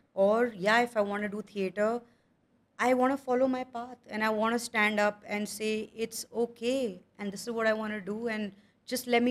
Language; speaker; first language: English; non-native, local second language; Hindi